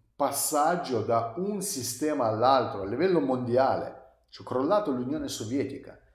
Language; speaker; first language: Italian; non-native, fluent; Russian